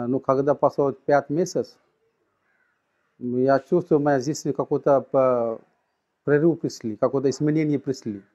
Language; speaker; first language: Russian; non-native, learner; Sinhala